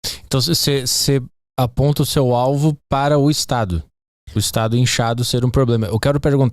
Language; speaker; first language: Portuguese; native; Portuguese